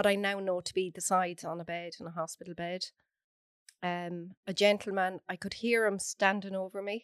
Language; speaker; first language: English; native; English